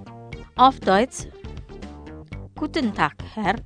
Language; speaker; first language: German; non-native, fluent; Indonesian